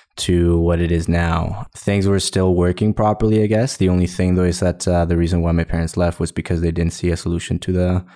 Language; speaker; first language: English; early bilingual, other home language; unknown